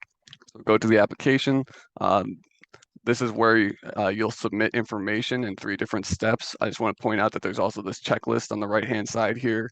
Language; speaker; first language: English; native; English